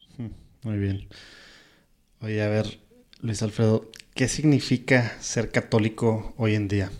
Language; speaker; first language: Spanish; native; Spanish